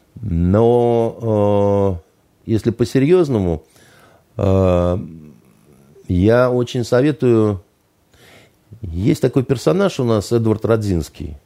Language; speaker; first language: Russian; native; Russian